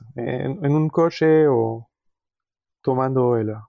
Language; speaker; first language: Spanish; non-native, fluent; French